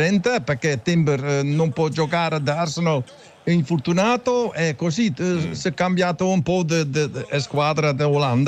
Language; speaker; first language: Italian; non-native, learner; Dutch